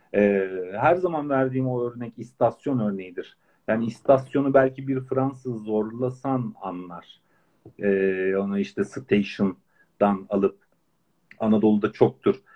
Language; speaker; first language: Turkish; native; Turkish